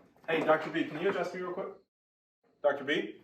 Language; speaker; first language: English; native; English